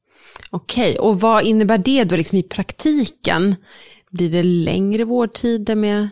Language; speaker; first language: Swedish; native; Swedish